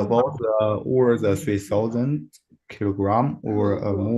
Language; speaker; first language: English; non-native, learner; Chinese